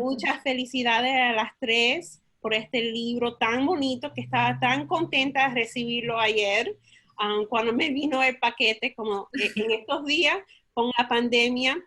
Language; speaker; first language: Spanish; early bilingual, heritage; Spanish